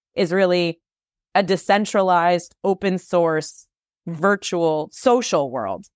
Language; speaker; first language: English; native; English